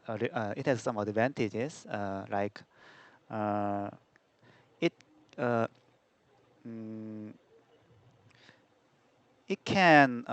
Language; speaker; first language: English; non-native, learner; Korean